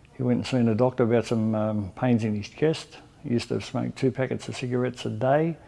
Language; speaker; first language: English; native; English